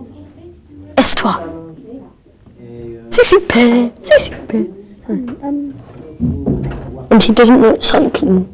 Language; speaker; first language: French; non-native, learner; English